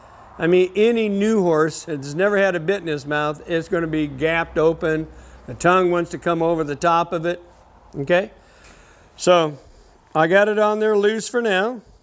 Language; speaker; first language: English; native; English